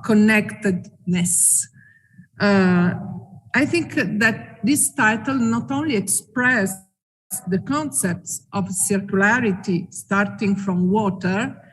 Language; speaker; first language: English; non-native, fluent; Italian